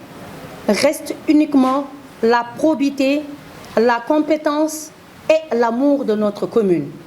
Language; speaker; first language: French; non-native, local second language; Wolof